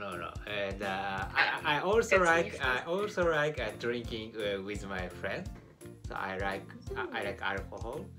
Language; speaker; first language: English; non-native, learner; Japanese